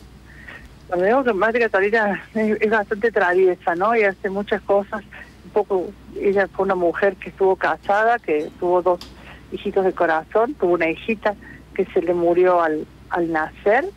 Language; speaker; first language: Spanish; native; Spanish